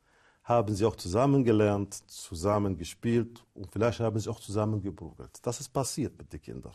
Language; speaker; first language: German; non-native, fluent; Arabic